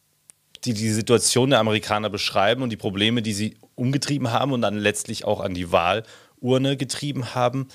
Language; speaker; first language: German; native; German